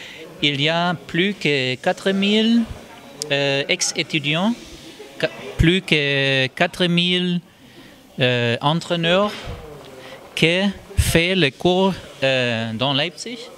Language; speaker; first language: French; non-native, learner; German